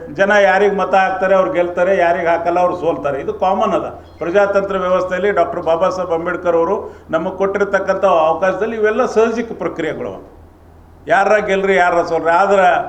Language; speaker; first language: Kannada; native; Kannada